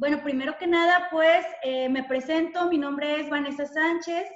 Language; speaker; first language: Spanish; native; Spanish